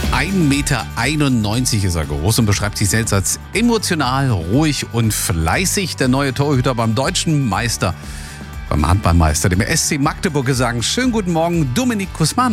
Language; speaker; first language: German; native; German